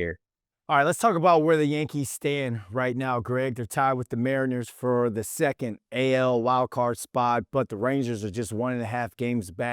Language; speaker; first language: English; native; English